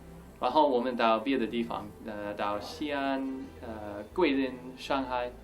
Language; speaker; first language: Chinese; non-native, fluent; English